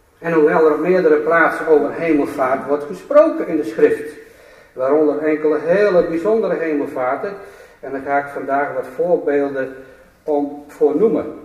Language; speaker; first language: Dutch; native; Dutch